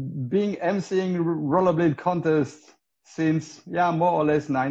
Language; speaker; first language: English; non-native, fluent; Spanish